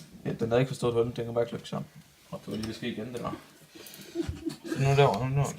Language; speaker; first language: Danish; native; Danish